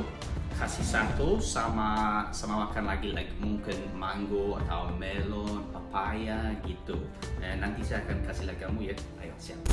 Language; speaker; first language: Indonesian; non-native, learner; English